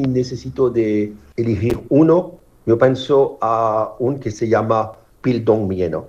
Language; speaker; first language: Spanish; non-native, fluent; French